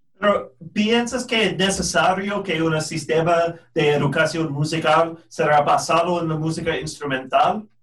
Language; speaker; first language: Spanish; non-native, fluent; English